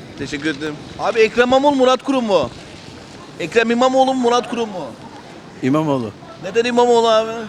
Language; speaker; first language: Turkish; native; Turkish